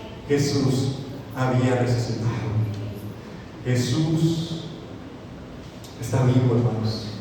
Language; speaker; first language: Spanish; native; Spanish